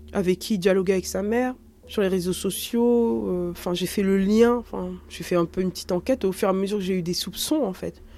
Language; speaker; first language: French; native; French